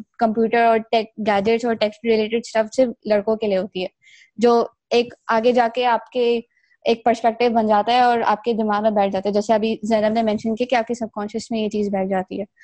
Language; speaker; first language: Urdu; native; Urdu